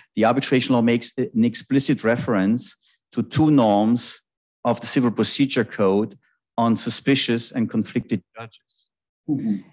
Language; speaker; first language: English; non-native, fluent; German